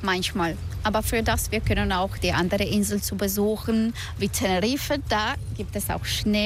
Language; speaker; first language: German; non-native, learner; Croatian